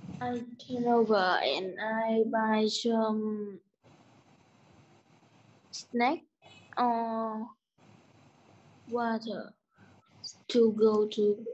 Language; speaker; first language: English; non-native, learner; Vietnamese